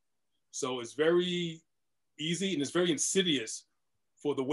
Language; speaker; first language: English; native; English